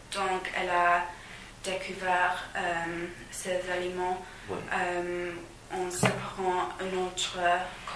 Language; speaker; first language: French; non-native, fluent; English